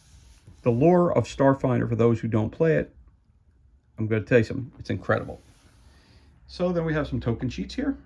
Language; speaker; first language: English; native; English